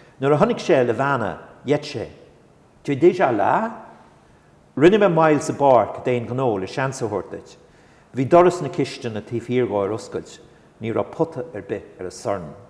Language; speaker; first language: Irish; non-native, local second language; English